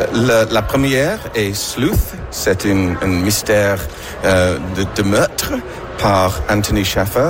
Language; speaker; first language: French; non-native, learner; English